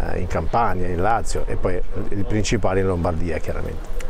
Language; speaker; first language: Italian; native; Italian